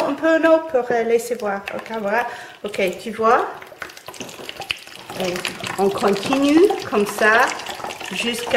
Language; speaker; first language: French; non-native, fluent; English